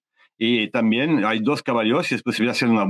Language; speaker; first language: Spanish; non-native, learner; French